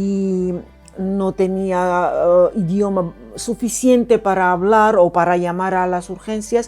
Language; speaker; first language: Spanish; non-native, fluent; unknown